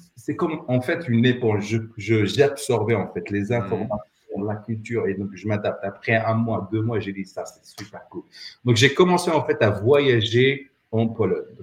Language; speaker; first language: French; non-native, local second language; Arabic